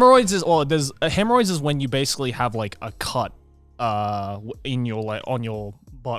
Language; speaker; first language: English; native; English